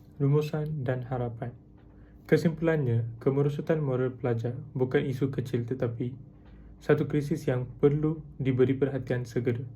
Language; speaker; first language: Malay; non-native, local second language; Tamil